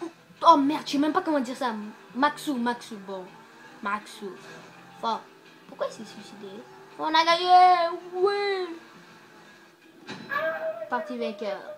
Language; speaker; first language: French; native; French